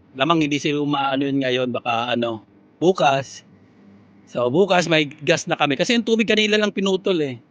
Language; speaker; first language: Filipino; non-native, local second language; Waray